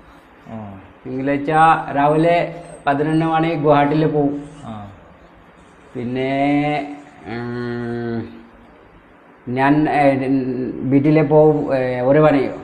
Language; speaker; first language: Malayalam; non-native, learner; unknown